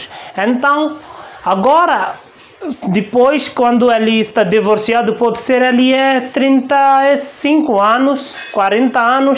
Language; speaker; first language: Portuguese; non-native, learner; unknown